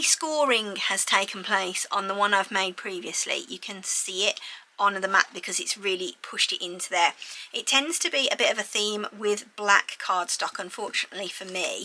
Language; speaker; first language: English; native; English